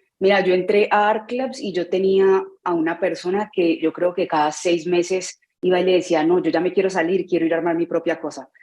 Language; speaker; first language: Spanish; native; Spanish